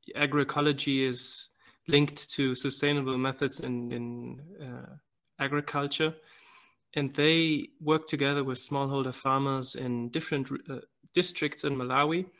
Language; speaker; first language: English; non-native, fluent; German